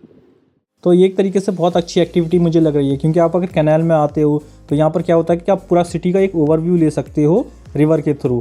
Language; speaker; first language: Hindi; native; Hindi